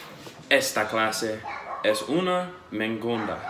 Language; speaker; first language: Spanish; non-native, learner; English